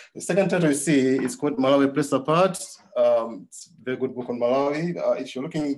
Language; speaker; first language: English; non-native, local second language; Nyanja